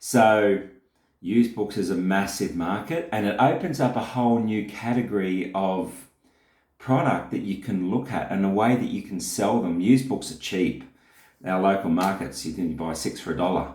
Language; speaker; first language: English; native; English